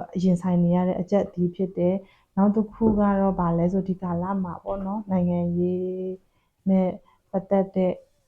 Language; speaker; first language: Burmese; non-native, local second language; Pa'o Karen